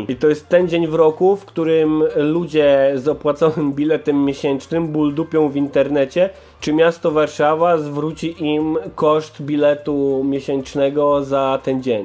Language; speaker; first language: Polish; native; Polish